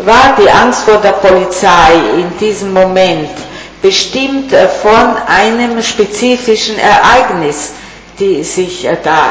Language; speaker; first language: German; non-native, fluent; Italian